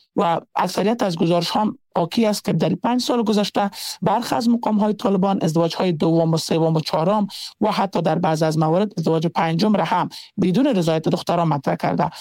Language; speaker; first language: Persian; native; Persian